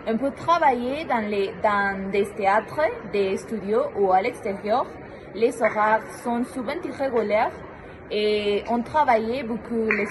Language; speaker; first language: French; non-native, learner; Spanish